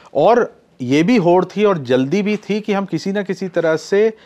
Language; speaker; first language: Hindi; native; Hindi